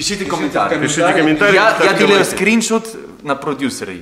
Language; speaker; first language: Russian; non-native, learner; German